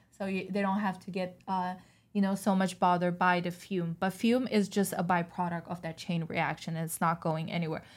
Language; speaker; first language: English; non-native, fluent; Chinese